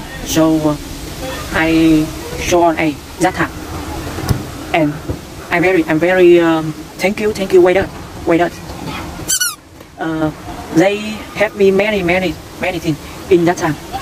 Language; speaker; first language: English; non-native, learner; Vietnamese